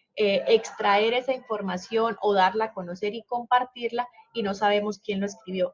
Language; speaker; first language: Spanish; native; Spanish